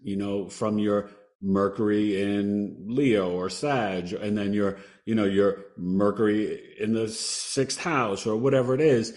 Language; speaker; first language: English; native; English